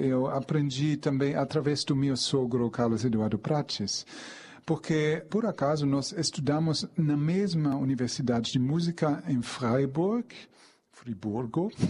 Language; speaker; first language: Portuguese; non-native, fluent; German